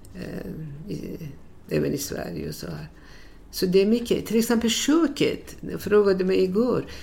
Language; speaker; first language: Swedish; non-native, fluent; Persian